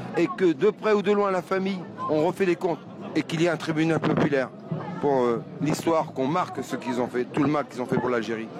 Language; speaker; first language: French; early bilingual, other home language; Arabic